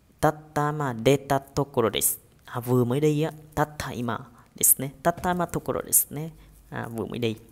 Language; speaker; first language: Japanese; non-native, fluent; Vietnamese